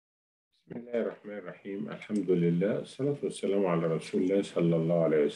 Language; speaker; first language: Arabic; native; Arabic